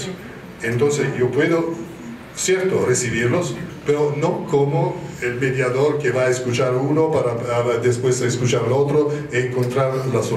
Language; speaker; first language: Spanish; non-native, fluent; Italian